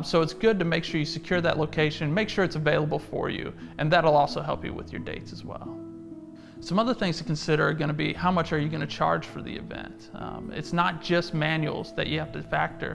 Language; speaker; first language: English; native; English